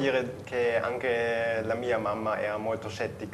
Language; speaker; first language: Italian; non-native, fluent; German